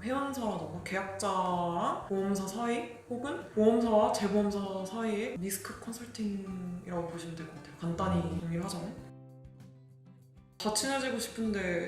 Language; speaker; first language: Korean; non-native, fluent; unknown